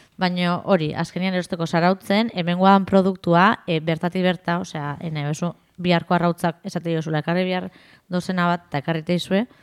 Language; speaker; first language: Basque; native; Basque